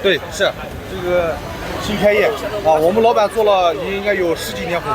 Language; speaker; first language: Chinese; native; Chinese